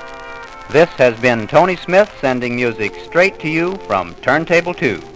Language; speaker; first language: English; native; English